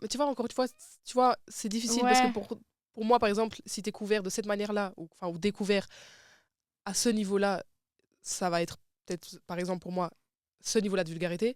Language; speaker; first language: French; native; French